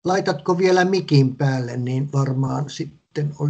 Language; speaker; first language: Finnish; native; Finnish